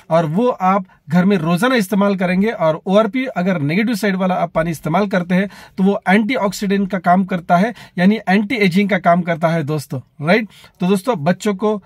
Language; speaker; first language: Hindi; non-native, local second language; Marathi